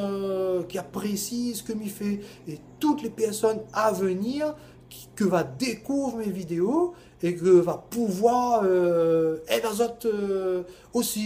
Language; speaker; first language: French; non-native, local second language; Réunion Creole French